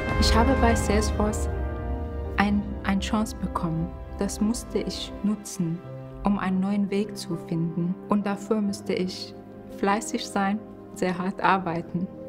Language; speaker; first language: German; non-native, fluent; Arabic